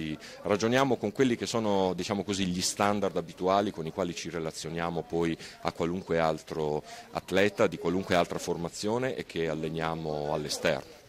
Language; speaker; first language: Italian; native; Italian